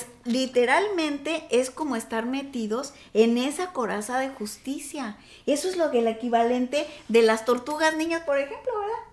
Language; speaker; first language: Spanish; native; Spanish